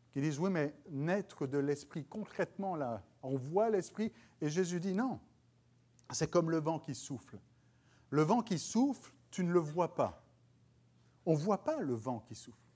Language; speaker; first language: French; native; French